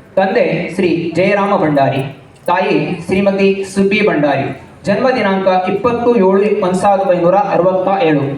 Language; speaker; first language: Kannada; native; Kannada